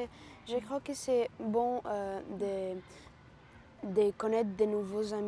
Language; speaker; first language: French; early bilingual, other home language; Spanish